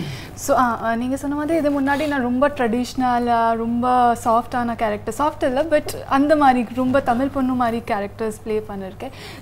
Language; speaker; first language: Tamil; non-native, learner; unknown